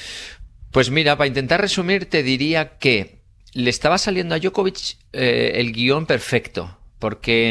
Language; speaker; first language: Spanish; native; Spanish